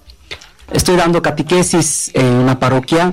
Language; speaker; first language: Spanish; non-native, learner; Bangla